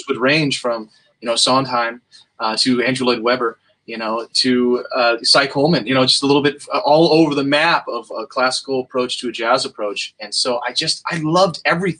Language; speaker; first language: English; native; English